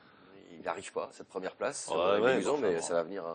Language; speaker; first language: French; native; French